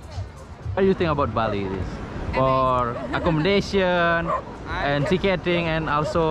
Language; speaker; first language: English; non-native, learner; Indonesian